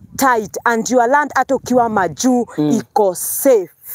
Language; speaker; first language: Swahili; non-native, local second language; Kikuyu